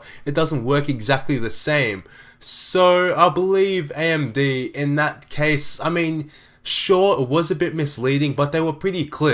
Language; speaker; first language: English; native; English